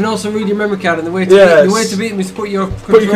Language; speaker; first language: English; native; English